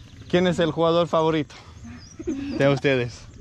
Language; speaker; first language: Spanish; non-native, fluent; Danish